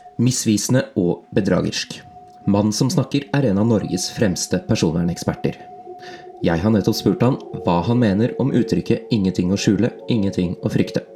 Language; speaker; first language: Norwegian; native; Norwegian